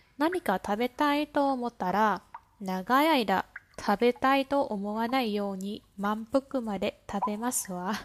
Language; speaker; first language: Japanese; non-native, fluent; Vietnamese